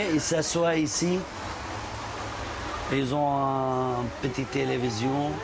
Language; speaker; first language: French; non-native, fluent; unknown